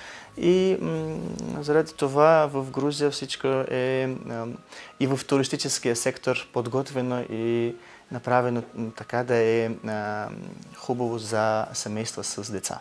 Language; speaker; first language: Bulgarian; non-native, learner; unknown